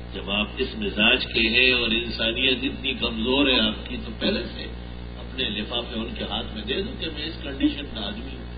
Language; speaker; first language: Urdu; non-native, local second language; Pashto